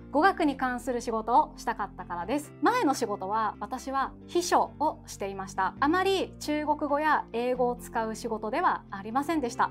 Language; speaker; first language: Japanese; native; Japanese